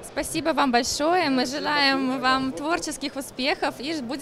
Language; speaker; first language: Russian; native; Russian